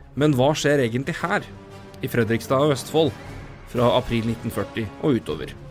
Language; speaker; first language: Norwegian; native; Norwegian